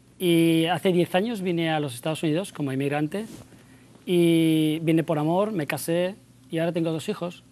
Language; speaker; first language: Spanish; native; Spanish